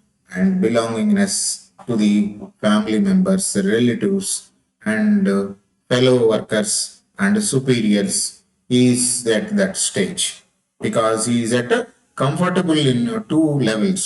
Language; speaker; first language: English; non-native, local second language; Telugu